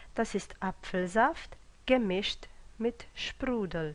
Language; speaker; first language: German; non-native, fluent; Romanian